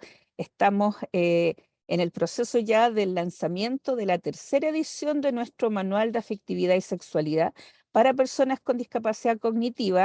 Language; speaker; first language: Spanish; native; Spanish